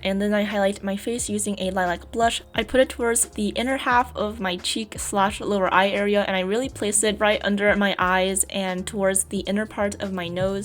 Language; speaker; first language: English; native; English